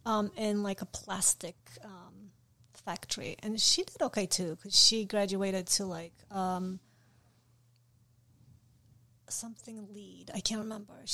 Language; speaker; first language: English; non-native, fluent; Polish